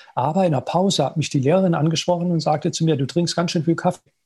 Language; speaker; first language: German; native; German